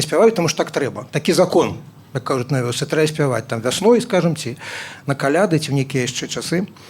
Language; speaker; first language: Belarusian; non-native, local second language; Russian